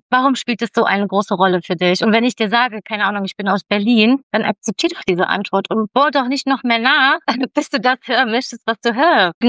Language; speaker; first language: German; early bilingual, other home language; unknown